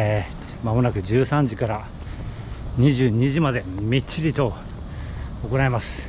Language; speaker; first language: Japanese; native; Japanese